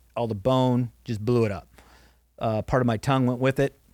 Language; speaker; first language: English; native; English